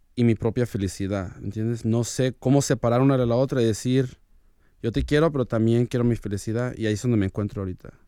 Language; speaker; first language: Spanish; early bilingual, heritage; Spanish